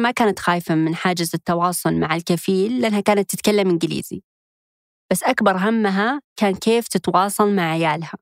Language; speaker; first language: Arabic; native; Arabic